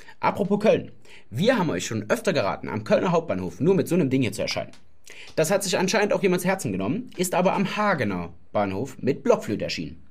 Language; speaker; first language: German; native; German